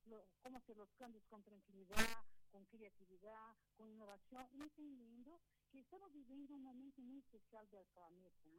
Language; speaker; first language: Spanish; non-native, fluent; Portuguese